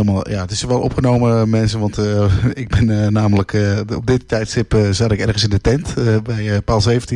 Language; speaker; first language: Dutch; native; Dutch